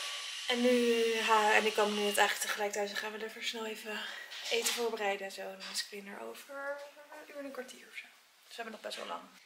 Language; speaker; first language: Dutch; native; Dutch